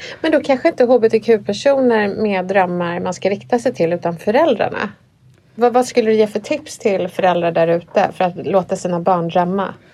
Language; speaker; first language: Swedish; native; Swedish